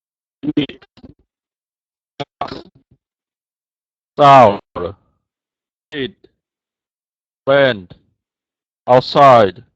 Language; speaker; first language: English; non-native, learner; Vietnamese